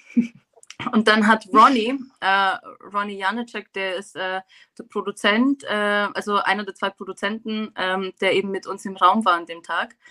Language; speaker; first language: German; native; German